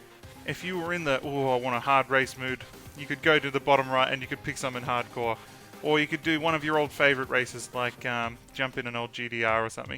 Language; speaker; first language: English; native; English